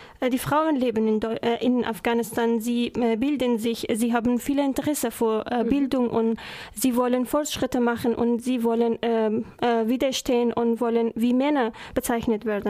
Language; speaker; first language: German; non-native, learner; Persian